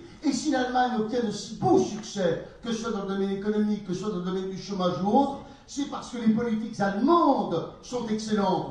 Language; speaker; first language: French; native; French